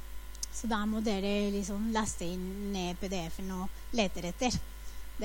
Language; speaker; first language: Norwegian; non-native, fluent; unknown